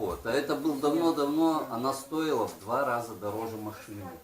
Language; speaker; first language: Russian; native; Russian